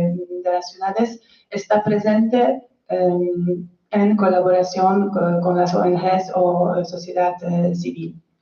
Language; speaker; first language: Spanish; non-native, fluent; Polish